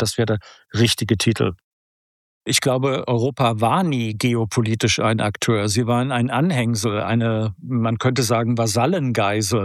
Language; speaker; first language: German; native; German